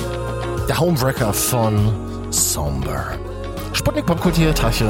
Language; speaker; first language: German; native; German